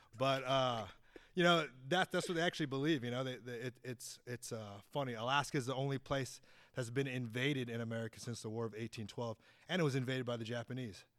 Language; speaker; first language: English; native; English